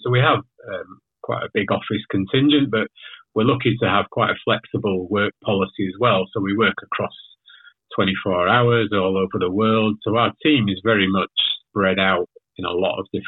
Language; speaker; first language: English; native; English